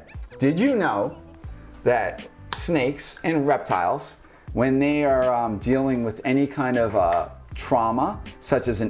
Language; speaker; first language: English; native; English